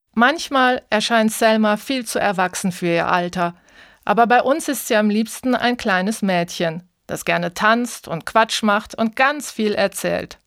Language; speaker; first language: German; native; German